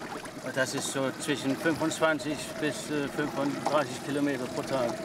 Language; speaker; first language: German; non-native, fluent; Danish